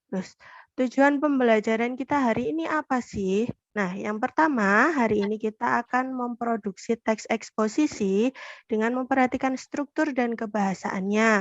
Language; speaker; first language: Indonesian; native; Indonesian